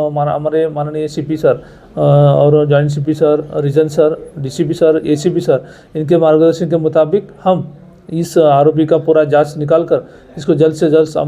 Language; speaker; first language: Hindi; non-native, local second language; Marathi